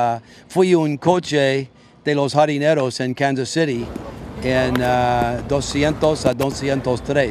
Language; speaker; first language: Spanish; non-native, learner; English